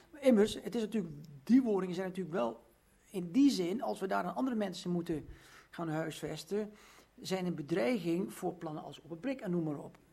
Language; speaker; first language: Dutch; native; Dutch